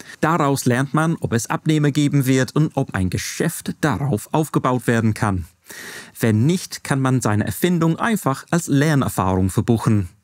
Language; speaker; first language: German; non-native, fluent; English